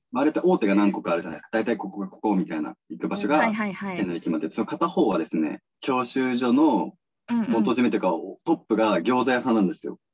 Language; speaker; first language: Japanese; native; Japanese